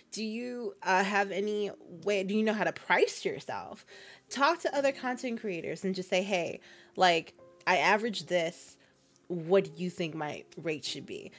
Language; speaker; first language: English; native; English